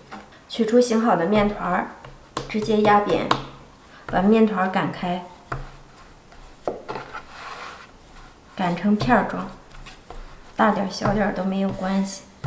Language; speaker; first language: Chinese; native; Chinese